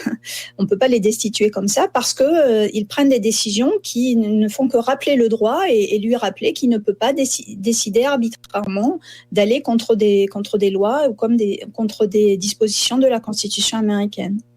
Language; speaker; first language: French; native; French